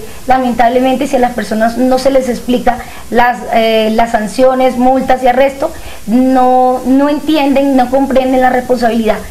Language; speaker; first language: Spanish; native; Spanish